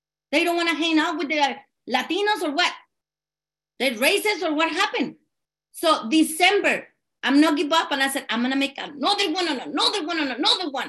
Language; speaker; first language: English; non-native, learner; Spanish